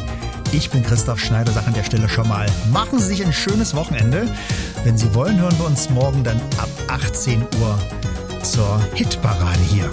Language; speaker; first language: German; native; German